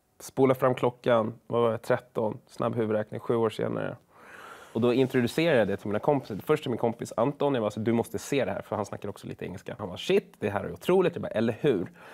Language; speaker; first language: Swedish; early bilingual, other home language; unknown